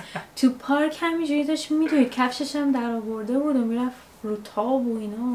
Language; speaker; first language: Persian; native; Persian